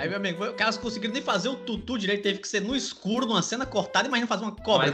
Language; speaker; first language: Portuguese; native; Portuguese